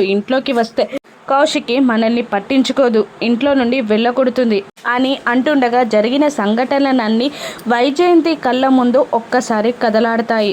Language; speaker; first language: Telugu; native; Telugu